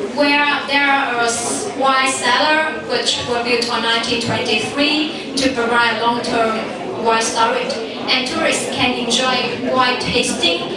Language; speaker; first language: English; non-native, learner; Vietnamese